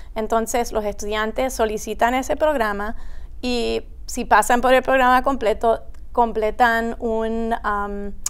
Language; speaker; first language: Spanish; early bilingual, heritage; Spanish